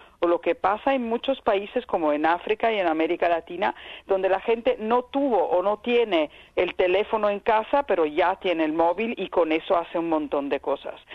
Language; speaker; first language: Spanish; non-native, fluent; Italian